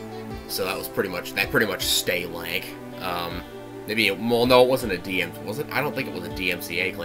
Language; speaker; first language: English; native; English